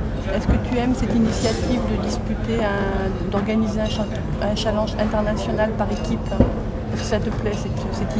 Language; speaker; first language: French; native; French